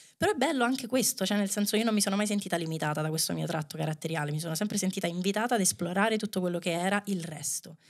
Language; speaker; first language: Italian; native; Italian